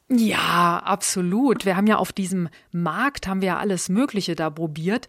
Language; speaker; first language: German; native; German